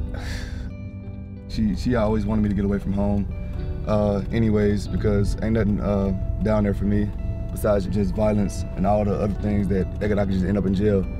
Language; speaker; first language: English; native; English